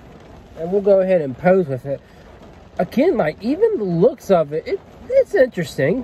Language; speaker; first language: English; native; English